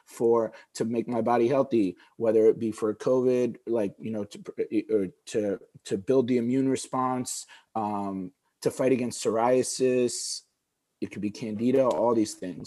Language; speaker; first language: English; early bilingual, other home language; Arabic